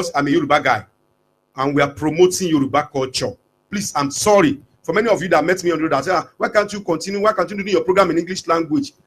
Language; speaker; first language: English; non-native, local second language; Yoruba